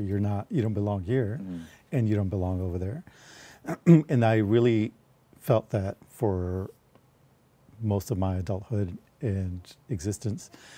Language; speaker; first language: English; early bilingual, other home language; Spanish